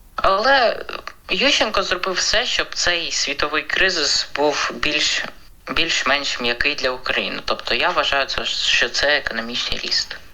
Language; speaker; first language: Ukrainian; non-native, local second language; Russian